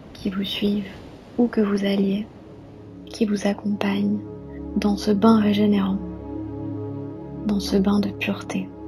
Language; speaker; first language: French; native; French